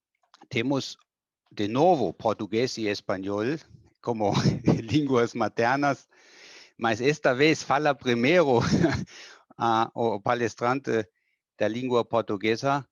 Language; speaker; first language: Portuguese; non-native, fluent; German